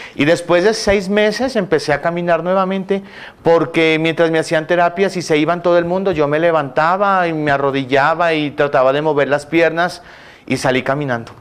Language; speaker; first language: Spanish; native; Spanish